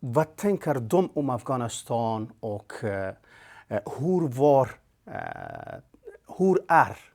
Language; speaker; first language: Swedish; non-native, learner; Persian